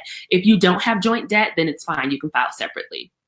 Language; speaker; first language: English; native; English